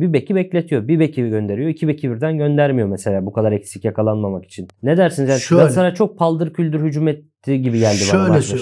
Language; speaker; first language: Turkish; native; Turkish